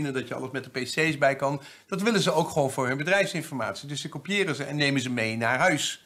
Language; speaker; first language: Dutch; native; Dutch